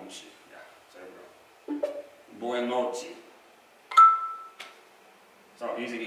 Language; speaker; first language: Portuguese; non-native, learner; English